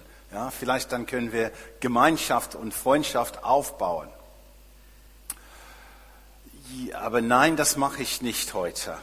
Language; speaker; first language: German; non-native, fluent; English